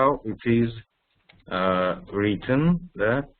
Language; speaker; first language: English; non-native, fluent; Russian